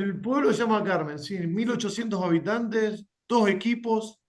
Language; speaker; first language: Spanish; native; Spanish